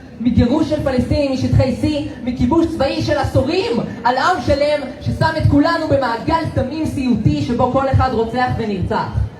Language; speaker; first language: Hebrew; native; Hebrew